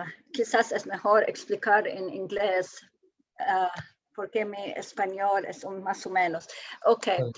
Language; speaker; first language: Spanish; non-native, learner; English